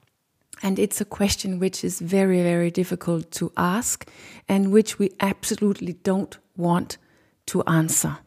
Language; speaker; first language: English; non-native, fluent; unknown